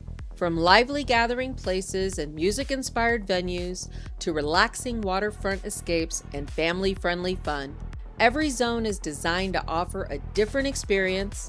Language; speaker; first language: English; native; English